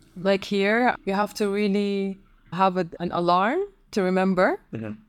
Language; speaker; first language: English; non-native, fluent; Arabic